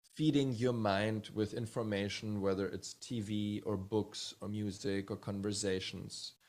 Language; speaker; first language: English; early bilingual, other home language; Czech